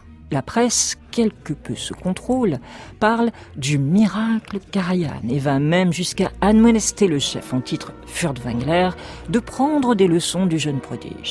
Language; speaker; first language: French; native; French